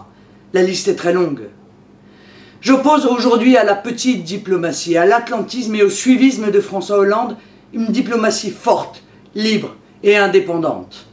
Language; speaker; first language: French; native; French